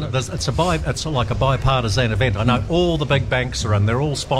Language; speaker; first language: English; native; English